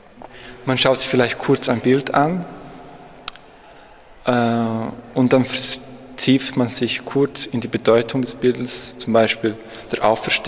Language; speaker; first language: German; early bilingual, other home language; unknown